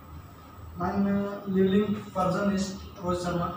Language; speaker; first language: German; non-native, learner; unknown